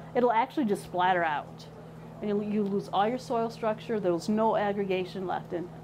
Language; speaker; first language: English; native; English